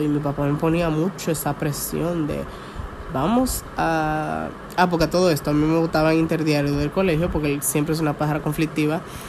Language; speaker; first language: Spanish; early bilingual, heritage; Spanish